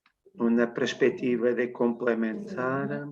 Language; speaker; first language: Spanish; non-native, learner; Portuguese